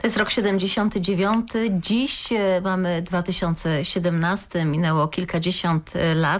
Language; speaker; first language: Polish; native; Polish